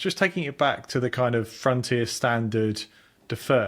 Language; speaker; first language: English; native; English